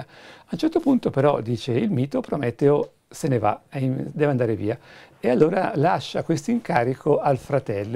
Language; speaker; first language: Italian; native; Italian